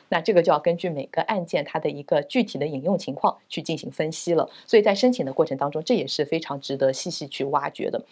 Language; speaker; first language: Chinese; native; Chinese